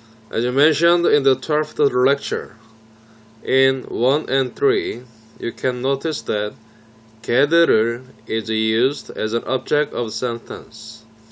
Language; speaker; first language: English; non-native, fluent; Korean